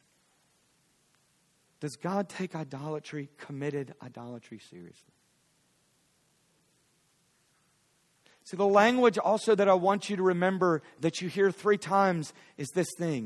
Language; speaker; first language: English; native; English